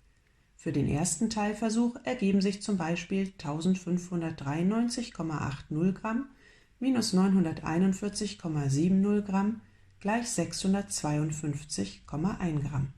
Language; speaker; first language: German; native; German